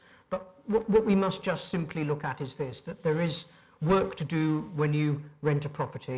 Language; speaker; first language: English; native; English